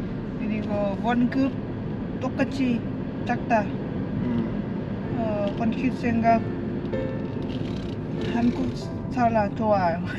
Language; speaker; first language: Korean; non-native, learner; Lao